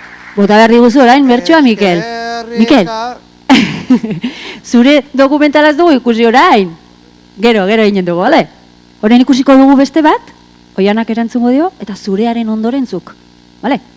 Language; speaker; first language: Basque; native; Basque